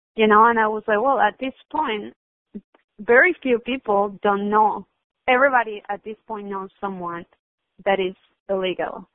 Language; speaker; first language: English; non-native, fluent; Spanish